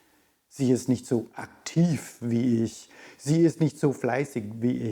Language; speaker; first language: German; non-native, fluent; English